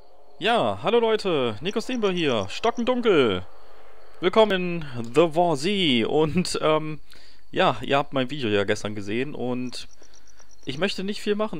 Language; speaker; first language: German; native; German